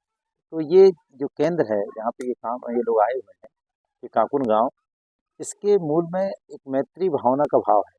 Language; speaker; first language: Hindi; native; Hindi